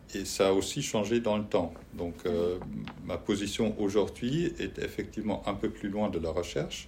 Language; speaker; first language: French; non-native, fluent; German